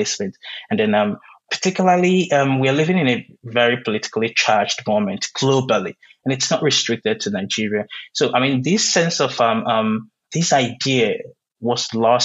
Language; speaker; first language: English; non-native, local second language; Igbo